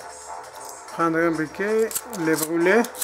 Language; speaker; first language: French; non-native, learner; Spanish